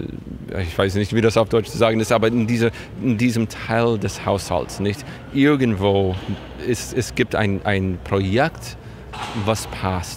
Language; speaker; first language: German; non-native, fluent; English